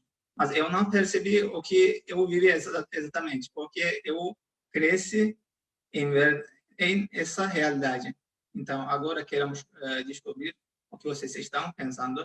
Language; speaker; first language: Portuguese; non-native, fluent; Turkish